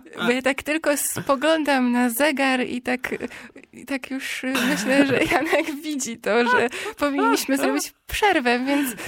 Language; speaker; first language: Polish; native; Polish